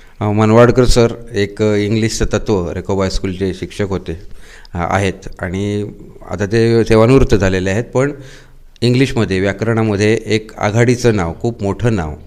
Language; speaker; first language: Marathi; native; Marathi